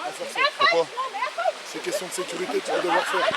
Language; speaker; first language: French; native; French